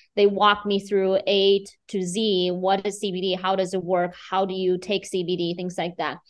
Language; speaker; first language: English; non-native, fluent; Chinese